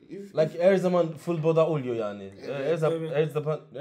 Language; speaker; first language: Turkish; non-native, learner; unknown